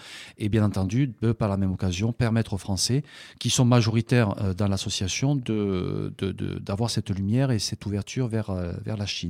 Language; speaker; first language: French; native; French